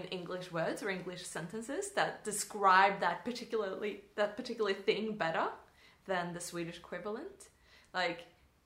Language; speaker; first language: English; non-native, fluent; Swedish